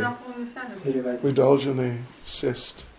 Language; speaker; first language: Russian; non-native, learner; English